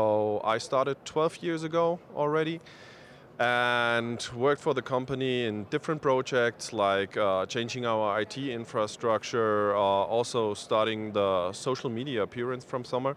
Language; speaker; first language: English; non-native, fluent; German